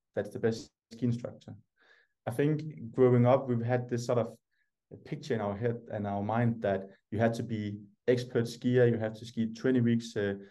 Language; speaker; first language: English; non-native, fluent; Danish